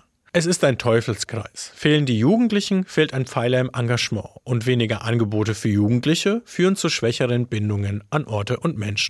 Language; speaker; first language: German; native; German